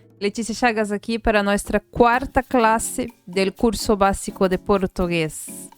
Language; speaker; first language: Spanish; non-native, fluent; Portuguese